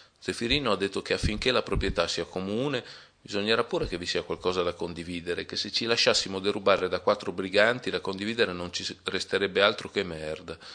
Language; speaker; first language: Italian; native; Italian